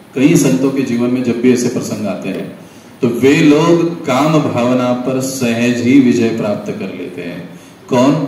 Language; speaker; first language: Hindi; non-native, local second language; Marathi